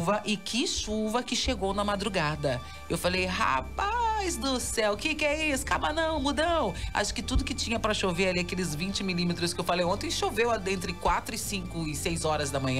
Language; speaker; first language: Portuguese; native; Portuguese